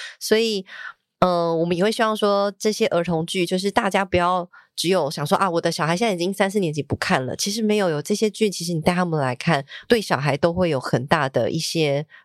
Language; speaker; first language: Chinese; native; Chinese